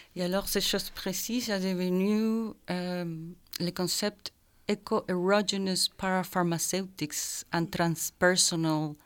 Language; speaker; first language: French; non-native, fluent; Spanish